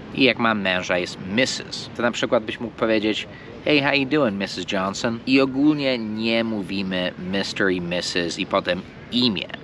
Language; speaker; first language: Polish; non-native, fluent; English